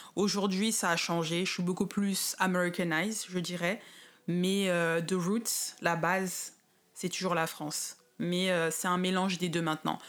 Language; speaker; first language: French; native; French